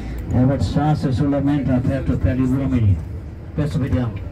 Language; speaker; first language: Italian; non-native, fluent; German